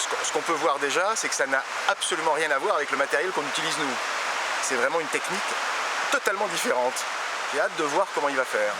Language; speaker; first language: French; native; French